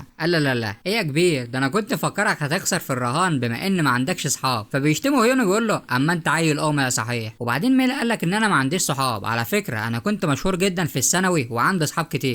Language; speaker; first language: Arabic; native; Arabic